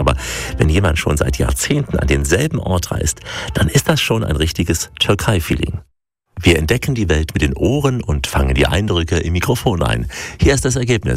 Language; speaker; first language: German; native; German